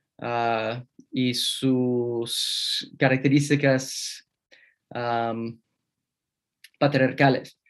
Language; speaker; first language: Spanish; non-native, fluent; English